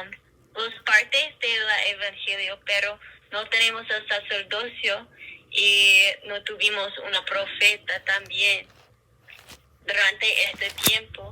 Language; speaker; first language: Spanish; non-native, learner; English